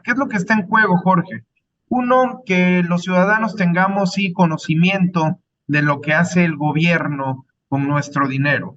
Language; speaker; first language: Spanish; native; Spanish